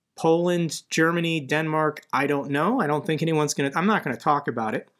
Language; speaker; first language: English; native; English